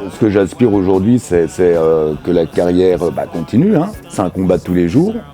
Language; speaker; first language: French; native; French